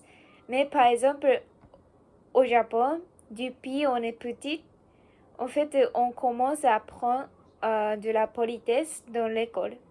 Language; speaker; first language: French; non-native, learner; Japanese